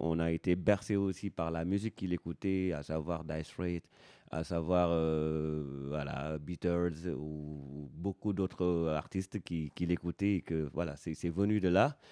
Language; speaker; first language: French; non-native, local second language; Wolof